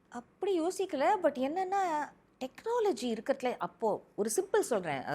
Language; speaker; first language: Tamil; early bilingual, heritage; Tamil